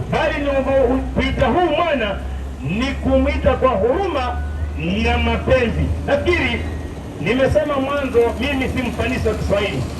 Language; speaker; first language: Swahili; non-native, local second language; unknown